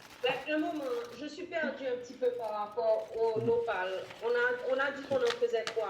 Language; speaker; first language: French; native; French